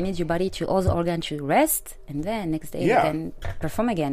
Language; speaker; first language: English; non-native, fluent; French